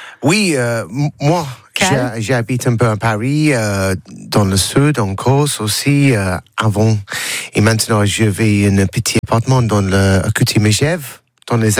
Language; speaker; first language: French; non-native, learner; English